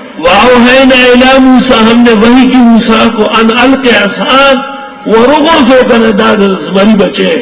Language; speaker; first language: Urdu; non-native, local second language; Pashto